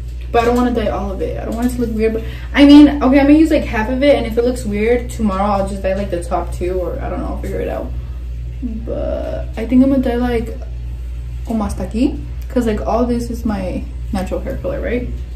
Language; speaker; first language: English; early bilingual, other home language; Spanish